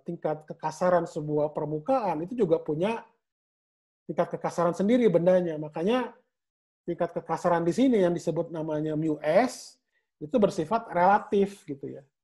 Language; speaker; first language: Indonesian; native; Indonesian